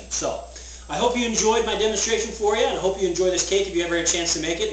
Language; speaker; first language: English; native; English